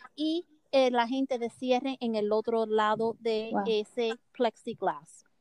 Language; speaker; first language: Spanish; early bilingual, heritage; Spanish